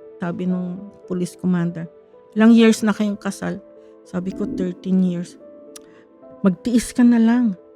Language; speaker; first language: Filipino; native; Filipino